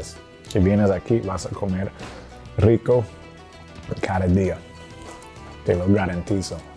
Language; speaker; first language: Spanish; non-native, fluent; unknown